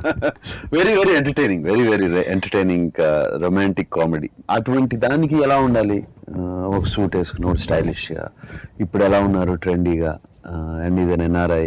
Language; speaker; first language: Telugu; native; Telugu